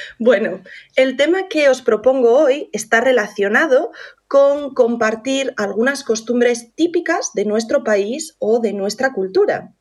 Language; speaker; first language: Spanish; native; Spanish